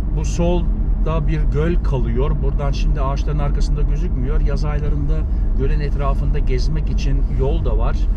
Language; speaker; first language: Turkish; early bilingual, heritage; Turkish